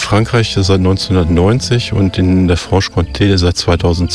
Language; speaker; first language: German; native; German